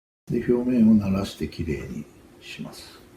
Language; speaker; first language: Japanese; native; Japanese